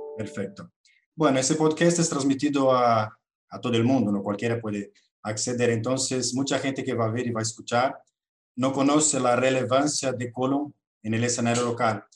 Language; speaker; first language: Spanish; non-native, fluent; Portuguese